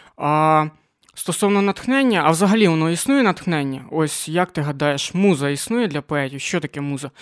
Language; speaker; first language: Ukrainian; non-native, local second language; Russian